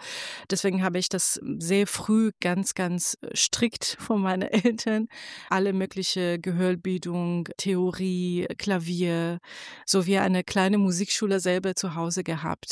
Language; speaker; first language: German; non-native, fluent; Persian